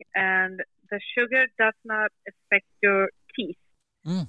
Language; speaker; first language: English; non-native, fluent; Swedish